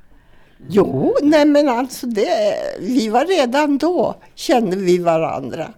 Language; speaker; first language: Swedish; native; Swedish